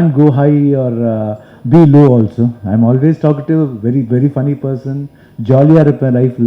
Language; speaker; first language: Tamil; non-native, local second language; Kannada